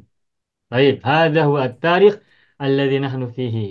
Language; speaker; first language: Arabic; non-native, fluent; Indonesian